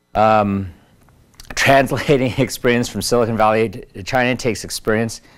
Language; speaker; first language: English; native; English